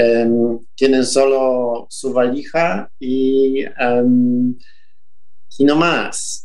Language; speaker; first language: Spanish; non-native, fluent; Polish